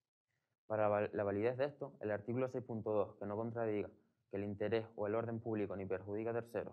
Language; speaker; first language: Spanish; native; Spanish